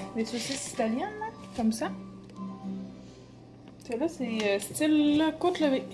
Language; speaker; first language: French; native; French